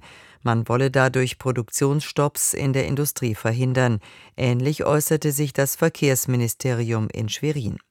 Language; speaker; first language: German; native; German